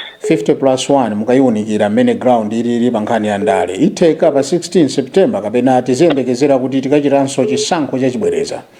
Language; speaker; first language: Nyanja; native; Nyanja